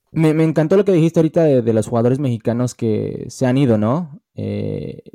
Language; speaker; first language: Spanish; early bilingual, heritage; Spanish